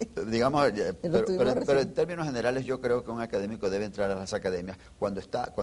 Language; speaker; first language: Spanish; native; Spanish